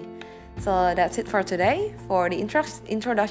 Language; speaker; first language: English; non-native, fluent; Indonesian